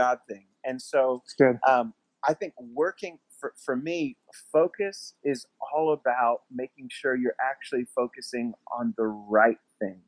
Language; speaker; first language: English; native; English